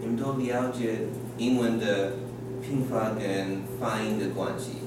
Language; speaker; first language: Chinese; non-native, fluent; English